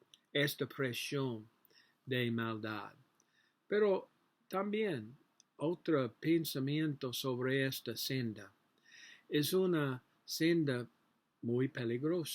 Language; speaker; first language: Spanish; non-native, learner; English